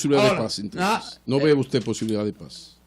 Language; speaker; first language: Spanish; native; Spanish